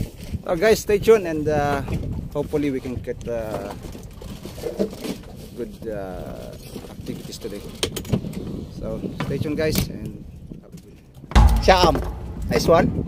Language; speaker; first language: English; non-native, fluent; Filipino